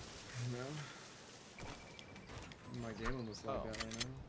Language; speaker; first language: English; native; English